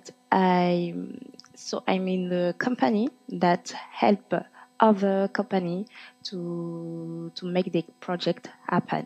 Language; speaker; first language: English; non-native, fluent; French